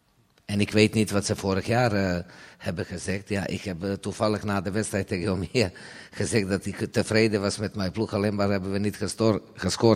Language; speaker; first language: Dutch; non-native, fluent; Serbian